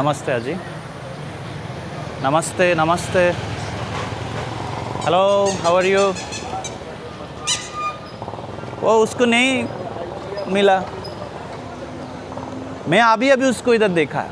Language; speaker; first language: Hindi; non-native, learner; Bangla